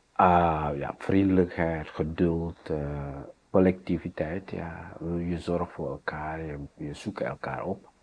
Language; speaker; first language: Dutch; non-native, fluent; Indonesian